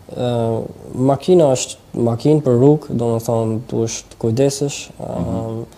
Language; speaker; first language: Albanian; early bilingual, heritage; Albanian